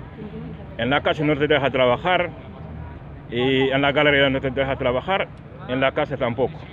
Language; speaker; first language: Spanish; non-native, learner; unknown